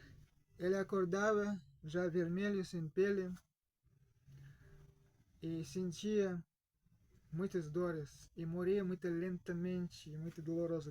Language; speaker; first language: Portuguese; non-native, fluent; Russian